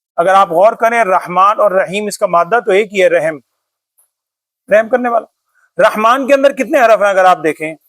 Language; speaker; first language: Urdu; native; Urdu